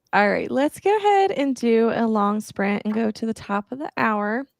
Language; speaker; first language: English; native; English